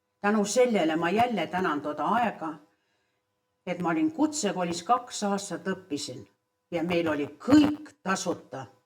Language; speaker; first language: Estonian; early bilingual, heritage; Estonian